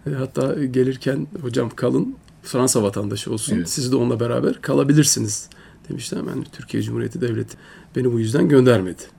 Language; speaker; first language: Turkish; early bilingual, heritage; Turkish